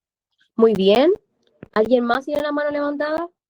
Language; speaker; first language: Spanish; native; Spanish